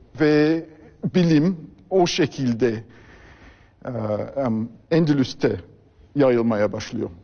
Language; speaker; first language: Turkish; non-native, fluent; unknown